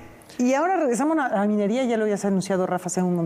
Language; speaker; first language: Spanish; native; Spanish